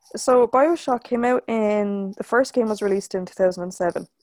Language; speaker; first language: English; native; English